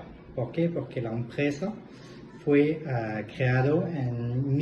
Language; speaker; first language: Spanish; non-native, fluent; French